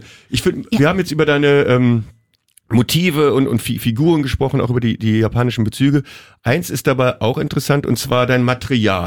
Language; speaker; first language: German; native; German